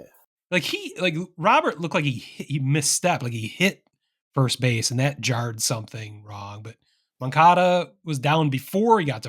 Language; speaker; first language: English; native; English